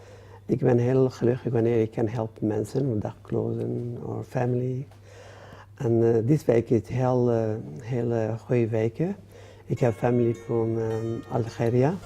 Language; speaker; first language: Dutch; non-native, learner; Arabic